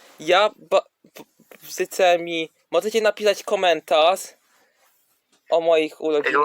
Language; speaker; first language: Polish; non-native, learner; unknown